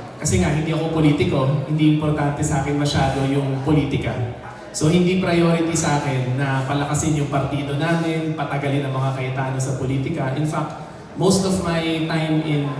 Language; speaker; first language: Filipino; native; Filipino